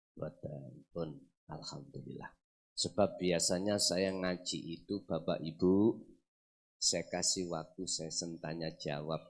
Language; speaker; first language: Indonesian; non-native, local second language; Javanese